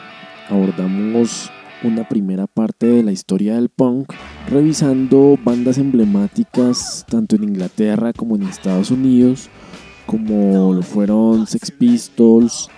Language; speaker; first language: Spanish; native; Spanish